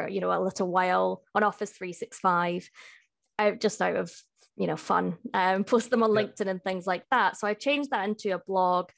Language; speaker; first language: English; native; English